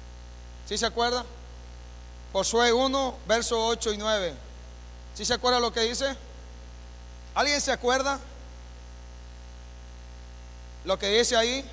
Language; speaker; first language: Spanish; native; Spanish